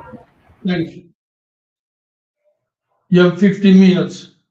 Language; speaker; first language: English; non-native, learner; Italian